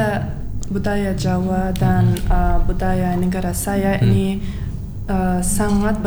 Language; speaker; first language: Indonesian; non-native, learner; Turkmen